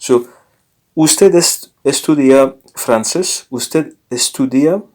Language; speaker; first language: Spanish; non-native, learner; English